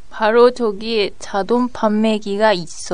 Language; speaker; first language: Korean; non-native, learner; Japanese